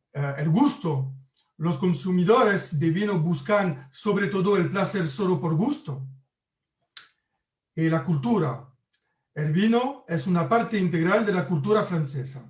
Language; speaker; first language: Spanish; non-native, learner; French